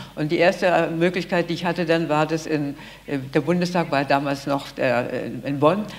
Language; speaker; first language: German; native; German